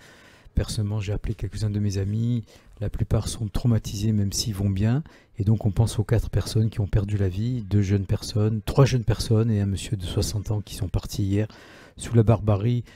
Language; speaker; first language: French; native; French